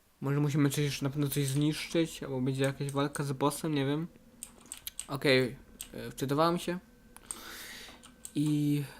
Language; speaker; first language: Polish; native; Polish